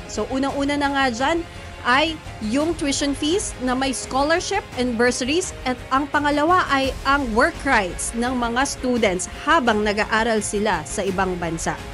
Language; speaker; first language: Filipino; native; Filipino